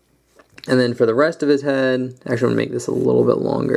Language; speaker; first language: English; native; English